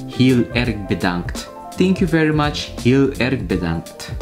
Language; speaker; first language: Dutch; non-native, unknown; Filipino